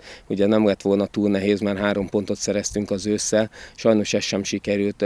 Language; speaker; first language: Hungarian; native; Hungarian